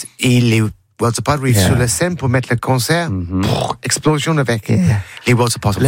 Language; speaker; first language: French; non-native, learner; English